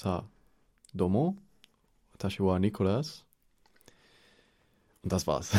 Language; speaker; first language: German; non-native, fluent; Spanish